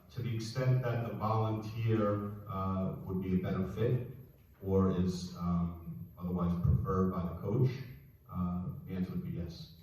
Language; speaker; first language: English; native; English